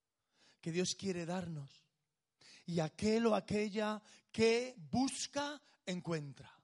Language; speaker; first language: Spanish; native; Spanish